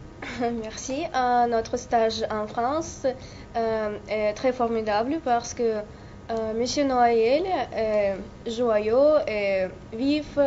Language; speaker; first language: French; non-native, learner; Russian